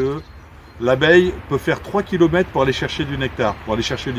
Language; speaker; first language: French; native; French